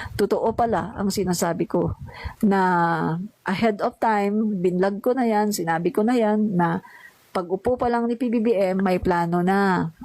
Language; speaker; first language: Filipino; non-native, local second language; Cebuano